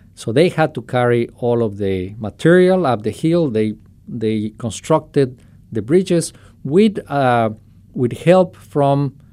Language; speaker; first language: English; non-native, fluent; Spanish